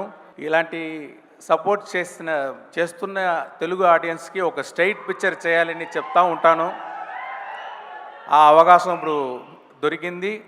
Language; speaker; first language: Telugu; non-native, local second language; Tamil